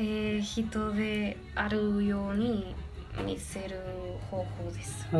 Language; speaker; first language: Japanese; non-native, learner; Spanish